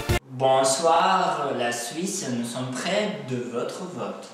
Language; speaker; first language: French; non-native, learner; Russian